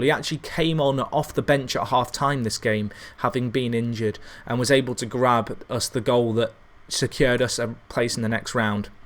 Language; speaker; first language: English; native; English